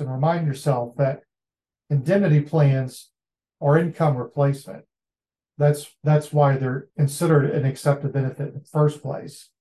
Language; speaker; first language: English; native; English